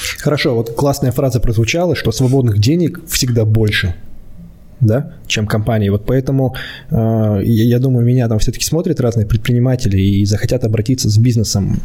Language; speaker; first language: Russian; native; Russian